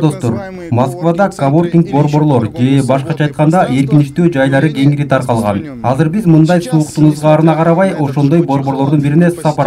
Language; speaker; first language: Kyrgyz; native; Kyrgyz